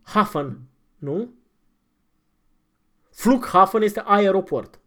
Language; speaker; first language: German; non-native, fluent; Romanian